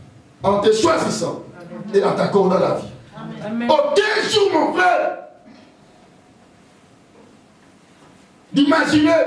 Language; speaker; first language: French; non-native, local second language; Lingala